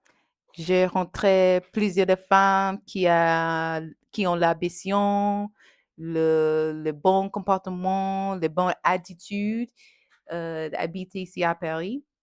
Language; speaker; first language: French; non-native, learner; English